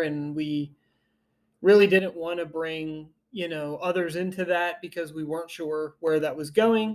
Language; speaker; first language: English; native; English